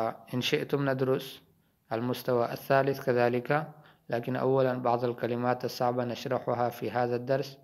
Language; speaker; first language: Arabic; non-native, fluent; Urdu